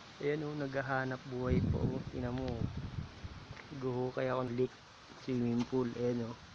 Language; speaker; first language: Filipino; native; Filipino